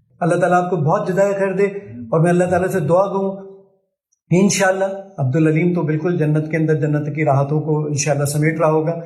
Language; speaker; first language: Urdu; native; Urdu